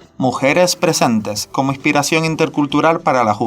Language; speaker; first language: Spanish; native; Spanish